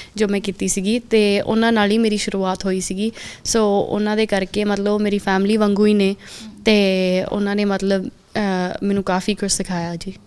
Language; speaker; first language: Punjabi; early bilingual, heritage; Punjabi